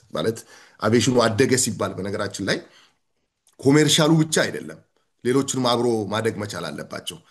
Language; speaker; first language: Amharic; non-native, local second language; Oromo